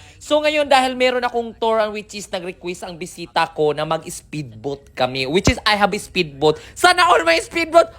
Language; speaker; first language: Filipino; non-native, local second language; Surigaonon